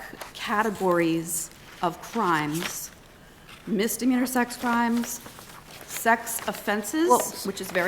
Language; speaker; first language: English; native; English